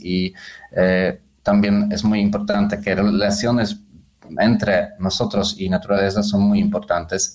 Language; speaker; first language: Spanish; non-native, learner; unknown